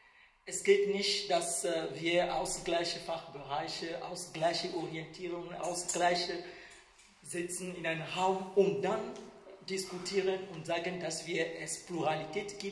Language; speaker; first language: German; non-native, fluent; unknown